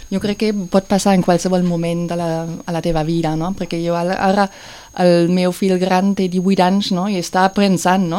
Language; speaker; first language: Catalan; non-native, fluent; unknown